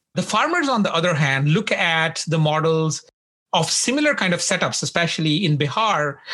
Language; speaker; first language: English; non-native, local second language; Punjabi